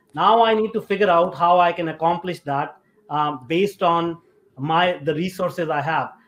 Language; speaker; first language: English; non-native, local second language; Hindi